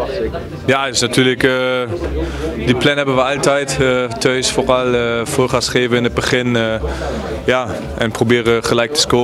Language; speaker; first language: Dutch; non-native, fluent; German